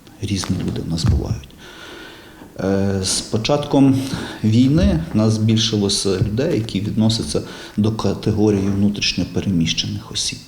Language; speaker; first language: Ukrainian; native; Ukrainian